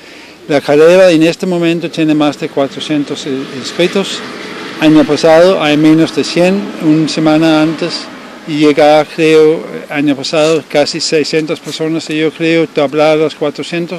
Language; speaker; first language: Spanish; non-native, learner; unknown